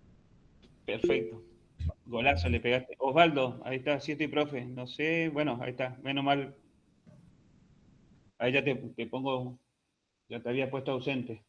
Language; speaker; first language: Spanish; native; Spanish